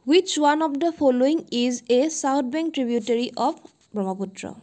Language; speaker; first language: English; non-native, local second language; Assamese